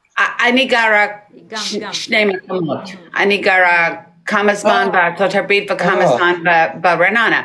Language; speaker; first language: Hebrew; non-native, learner; English